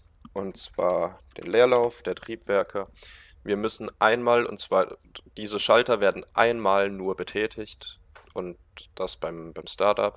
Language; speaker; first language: German; native; German